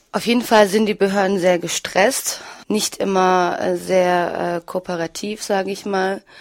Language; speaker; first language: German; early bilingual, other home language; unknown